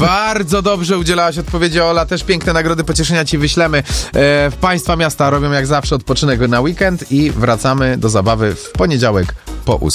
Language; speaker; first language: Polish; native; Polish